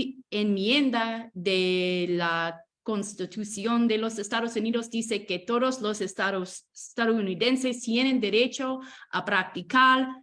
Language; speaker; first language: Spanish; non-native, fluent; English